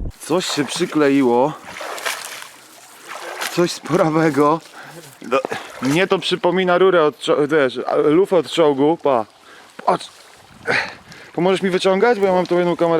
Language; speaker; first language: Polish; native; Polish